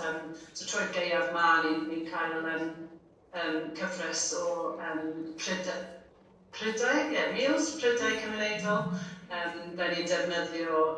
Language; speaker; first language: Welsh; non-native, fluent; English